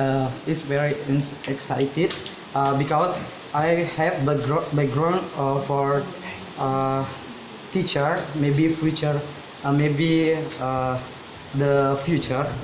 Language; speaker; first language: English; non-native, learner; Indonesian